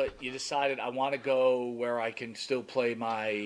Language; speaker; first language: English; native; English